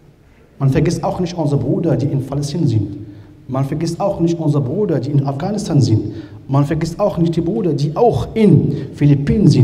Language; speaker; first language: German; non-native, learner; Arabic